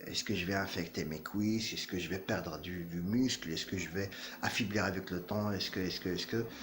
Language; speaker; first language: French; non-native, local second language; Arabic